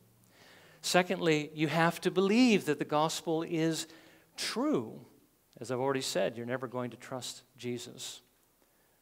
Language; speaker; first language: English; native; English